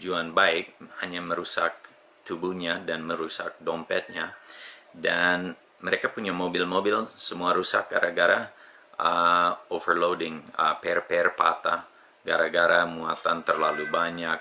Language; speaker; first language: Indonesian; non-native, fluent; English